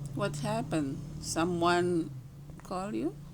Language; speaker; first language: English; non-native, learner; Indonesian